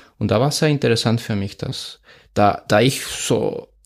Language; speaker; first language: German; non-native, fluent; Spanish